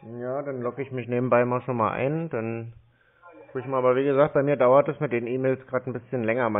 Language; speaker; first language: German; native; German